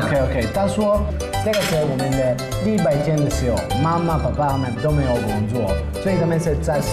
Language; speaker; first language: Chinese; non-native, learner; Italian